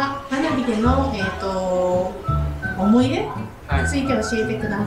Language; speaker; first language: Japanese; native; Japanese